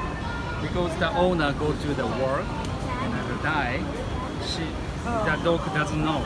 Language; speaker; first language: English; non-native, learner; Japanese